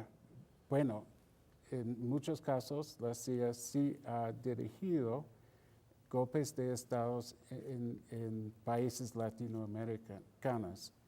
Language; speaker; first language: Spanish; non-native, fluent; English